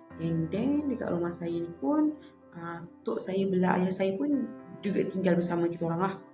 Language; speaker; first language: Malay; native; Malay